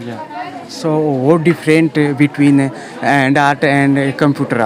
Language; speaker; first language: English; non-native, local second language; Hindi